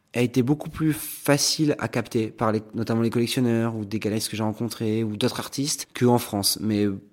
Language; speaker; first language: French; native; French